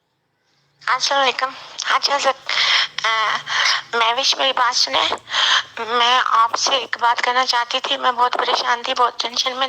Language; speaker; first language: Hindi; non-native, local second language; Punjabi